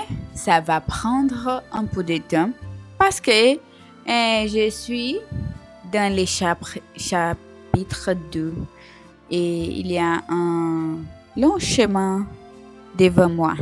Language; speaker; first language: French; non-native, learner; Portuguese